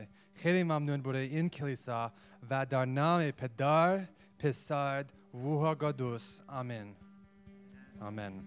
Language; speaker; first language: Persian; non-native, learner; English